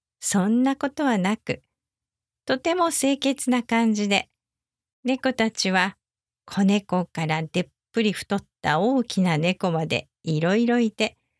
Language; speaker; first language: Japanese; native; Japanese